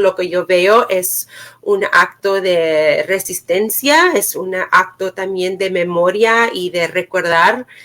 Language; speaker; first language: Spanish; early bilingual, other home language; English